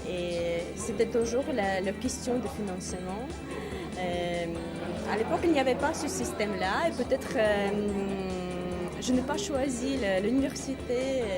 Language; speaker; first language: French; non-native, fluent; Latvian